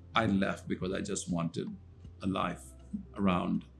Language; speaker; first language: English; non-native, local second language; Hindi